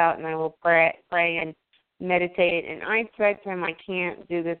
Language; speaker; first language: English; native; English